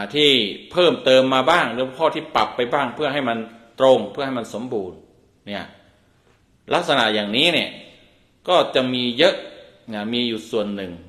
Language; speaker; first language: Thai; native; Thai